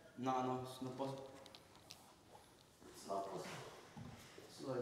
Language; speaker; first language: English; non-native, learner; Spanish